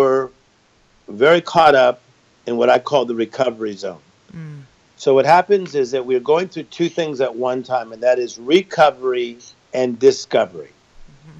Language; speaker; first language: English; native; English